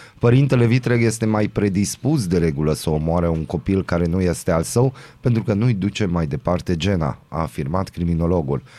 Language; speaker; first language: Romanian; non-native, local second language; Hungarian